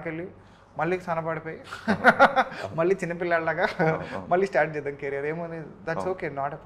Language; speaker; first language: Telugu; native; Telugu